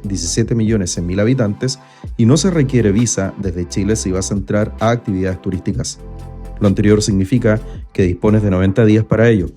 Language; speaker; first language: Spanish; native; Spanish